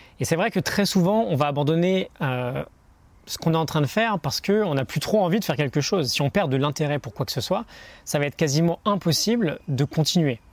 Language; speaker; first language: French; native; French